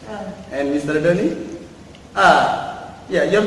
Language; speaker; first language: English; non-native, learner; Indonesian